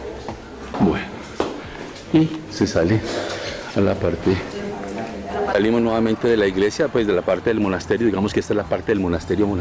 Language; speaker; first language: Spanish; native; Spanish